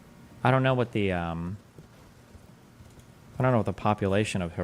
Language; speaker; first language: English; native; English